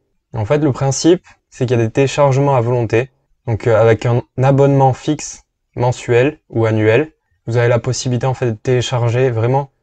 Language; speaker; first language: French; native; French